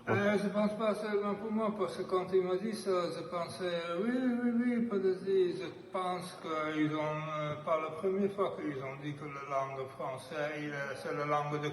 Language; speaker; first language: French; non-native, fluent; Dutch